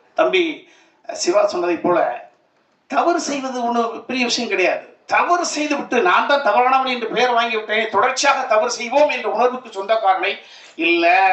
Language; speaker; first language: Tamil; native; Tamil